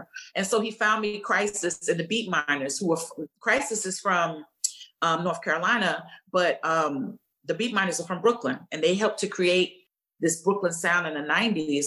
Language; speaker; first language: English; native; English